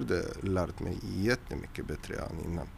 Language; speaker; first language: Swedish; non-native, learner; Arabic